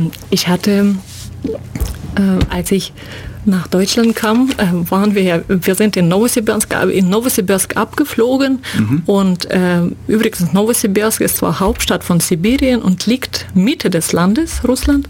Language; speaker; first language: German; non-native, fluent; Russian